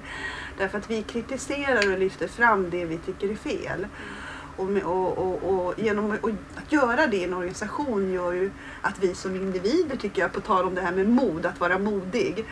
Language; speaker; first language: Swedish; native; Swedish